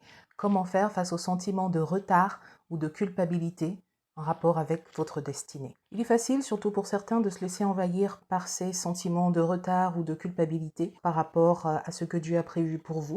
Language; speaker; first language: French; native; French